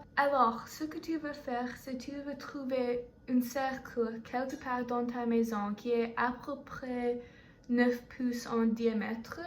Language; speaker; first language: French; non-native, learner; English